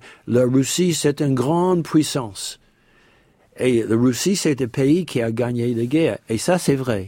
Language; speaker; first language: French; non-native, fluent; English